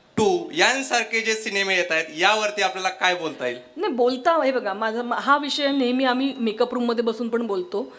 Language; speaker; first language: Marathi; non-native, local second language; Kannada